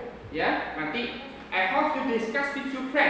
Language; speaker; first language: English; non-native, learner; Indonesian